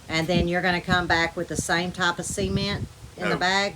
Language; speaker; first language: English; native; English